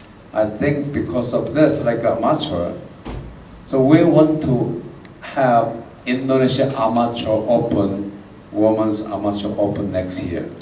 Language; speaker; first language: English; non-native, fluent; Korean